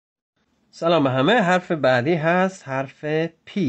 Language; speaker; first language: Persian; native; Persian